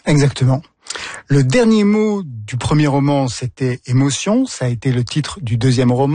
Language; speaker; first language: French; native; French